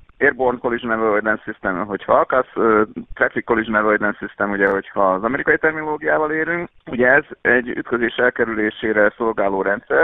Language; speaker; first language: Hungarian; native; Hungarian